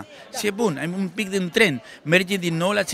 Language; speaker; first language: Romanian; non-native, learner; Spanish